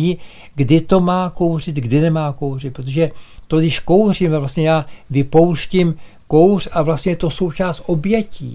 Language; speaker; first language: Czech; native; Czech